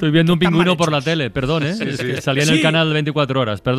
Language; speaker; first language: Spanish; native; Spanish